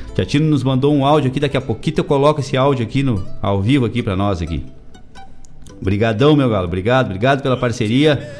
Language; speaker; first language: Portuguese; native; Portuguese